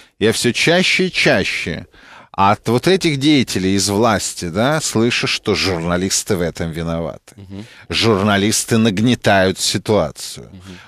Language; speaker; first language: Russian; native; Russian